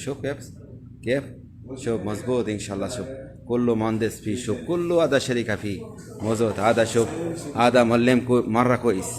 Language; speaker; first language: Arabic; non-native, learner; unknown